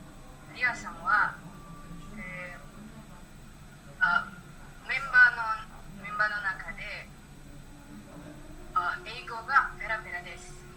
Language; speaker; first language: Japanese; non-native, learner; Indonesian